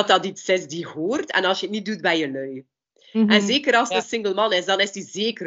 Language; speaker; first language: Dutch; native; Dutch